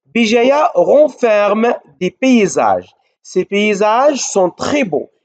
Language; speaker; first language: French; non-native, local second language; Arabic